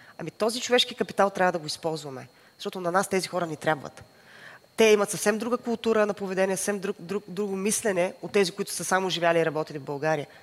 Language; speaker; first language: Bulgarian; native; Bulgarian